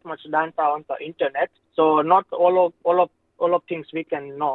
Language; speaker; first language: English; non-native, local second language; Gujarati